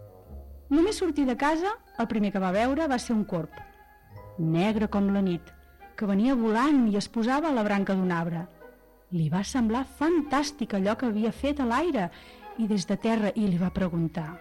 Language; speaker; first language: Catalan; native; Catalan